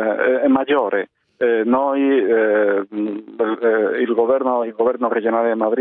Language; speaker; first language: Italian; non-native, fluent; Spanish